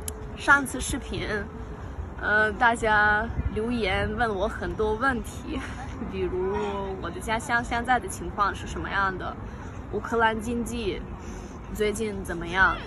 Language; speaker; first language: Chinese; non-native, fluent; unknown